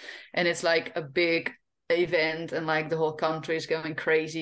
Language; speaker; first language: English; non-native, fluent; Western Frisian